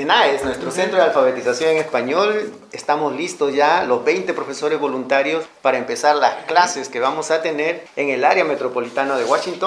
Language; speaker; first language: Spanish; native; Spanish